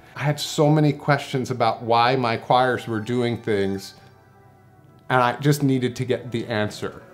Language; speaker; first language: English; native; English